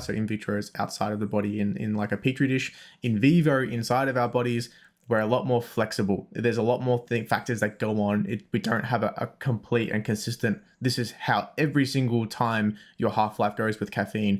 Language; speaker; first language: English; native; English